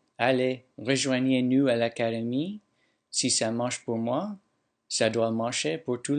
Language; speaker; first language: French; non-native, fluent; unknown